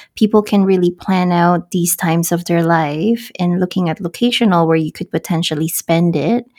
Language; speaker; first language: English; non-native, local second language; Filipino